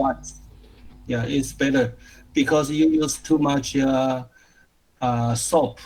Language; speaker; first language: English; non-native, learner; Chinese